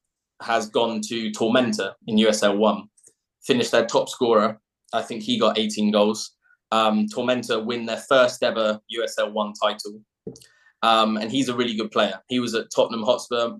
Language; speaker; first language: English; native; English